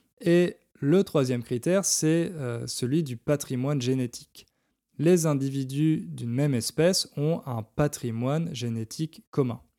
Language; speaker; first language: French; native; French